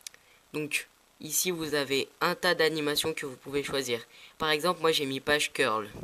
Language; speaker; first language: French; native; French